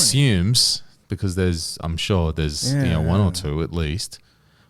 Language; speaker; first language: English; native; English